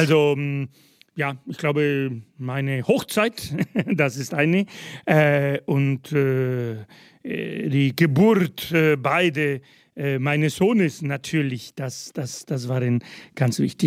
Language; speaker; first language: German; non-native, fluent; Spanish